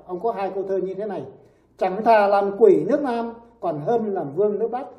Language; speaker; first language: Vietnamese; native; Vietnamese